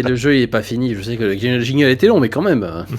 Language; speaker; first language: French; native; French